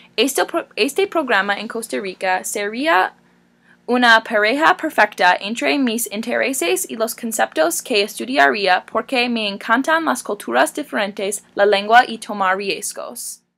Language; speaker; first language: Spanish; non-native, learner; English